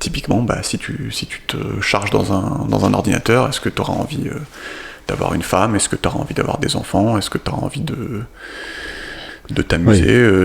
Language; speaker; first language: French; native; French